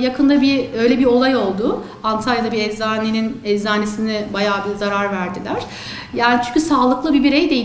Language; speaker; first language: Turkish; native; Turkish